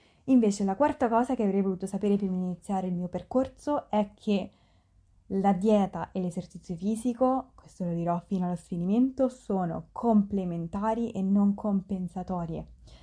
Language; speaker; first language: Italian; native; Italian